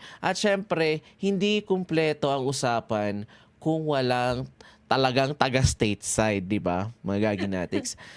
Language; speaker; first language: Filipino; native; Filipino